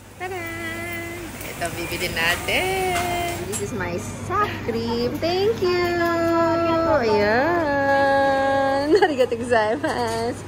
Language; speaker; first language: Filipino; native; Filipino